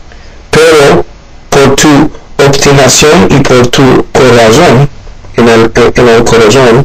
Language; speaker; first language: Spanish; non-native, learner; Haitian Creole